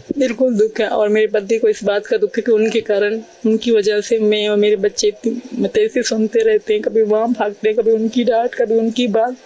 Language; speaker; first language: Urdu; non-native, local second language; Sindhi